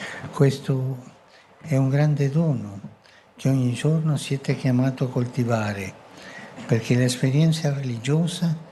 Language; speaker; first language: Italian; non-native, fluent; Spanish